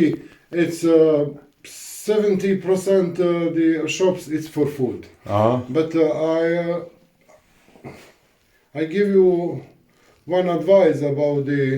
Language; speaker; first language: English; non-native, learner; Arabic